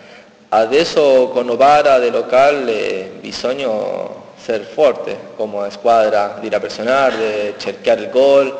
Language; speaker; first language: Italian; non-native, learner; Spanish